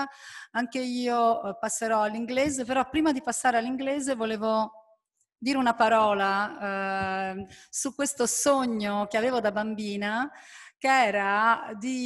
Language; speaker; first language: Italian; native; Italian